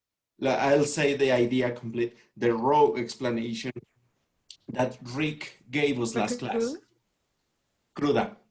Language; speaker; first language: English; non-native, fluent; Spanish